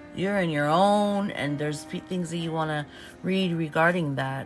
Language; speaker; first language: English; early bilingual, other home language; Portuguese